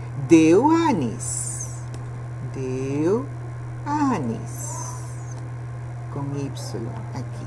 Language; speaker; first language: Portuguese; non-native, fluent; Spanish